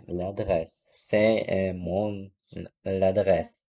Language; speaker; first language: French; non-native, learner; Russian